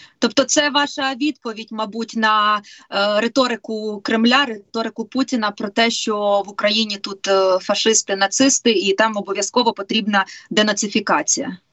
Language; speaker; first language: Ukrainian; native; Ukrainian